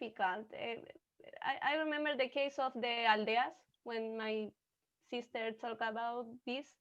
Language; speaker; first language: English; non-native, learner; Spanish